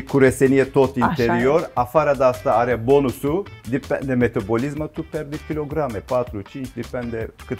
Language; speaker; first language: Romanian; non-native, learner; Turkish